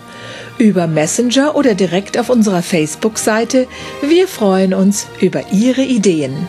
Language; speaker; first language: German; native; German